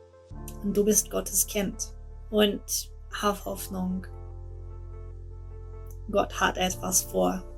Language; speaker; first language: German; non-native, learner; English